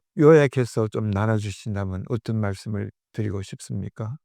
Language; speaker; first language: Korean; native; Korean